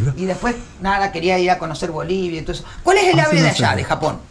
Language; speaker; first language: Spanish; native; Spanish